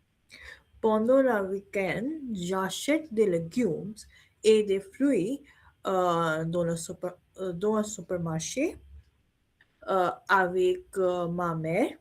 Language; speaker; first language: French; non-native, learner; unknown